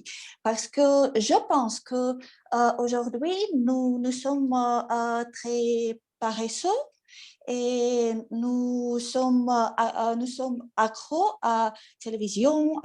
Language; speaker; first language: French; non-native, learner; Russian